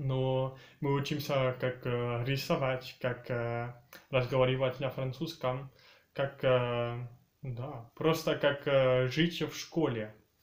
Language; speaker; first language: Russian; early bilingual, heritage; French